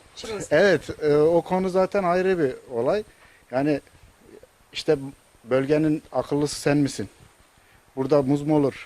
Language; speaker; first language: Turkish; native; Turkish